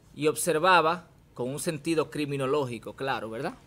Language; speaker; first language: Spanish; native; Spanish